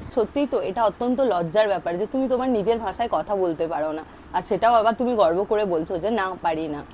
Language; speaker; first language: Bangla; non-native, local second language; Santali